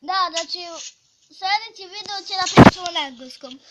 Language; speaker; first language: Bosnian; early bilingual, heritage; Bosnian